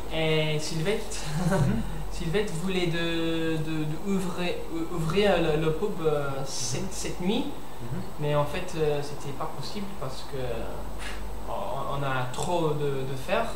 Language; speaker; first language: French; non-native, learner; English